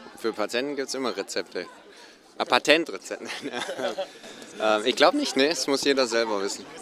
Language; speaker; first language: German; native; German